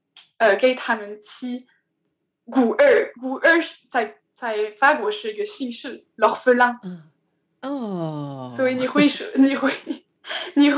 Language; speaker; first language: Chinese; non-native, learner; French